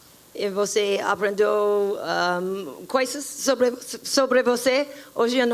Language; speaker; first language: Portuguese; non-native, learner; English